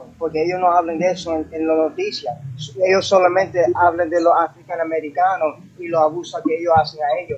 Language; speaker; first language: Spanish; early bilingual, heritage; English